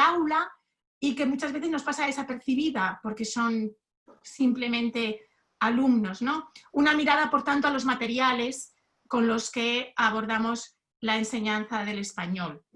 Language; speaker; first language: Spanish; native; Spanish